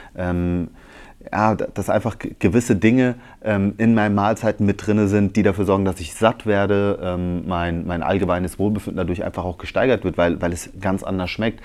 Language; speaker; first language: German; early bilingual, other home language; Italian